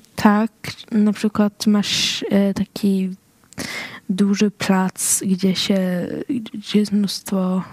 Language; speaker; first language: Polish; early bilingual, heritage; Swedish